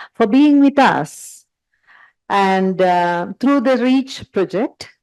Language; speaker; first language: English; non-native, local second language; Sinhala